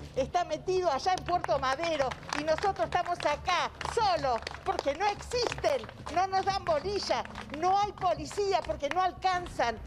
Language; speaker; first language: Spanish; native; Spanish